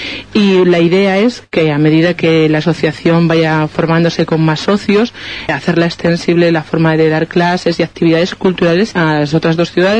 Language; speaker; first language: Spanish; native; Spanish